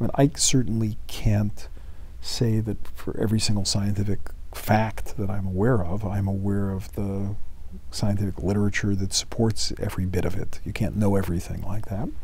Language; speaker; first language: English; native; English